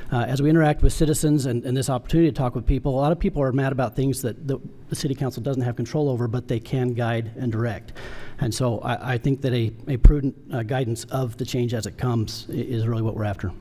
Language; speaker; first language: English; native; English